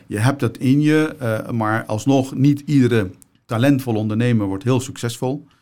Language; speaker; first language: Dutch; early bilingual, other home language; Turkish